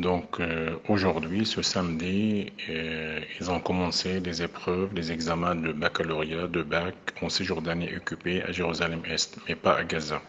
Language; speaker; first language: French; non-native, fluent; Arabic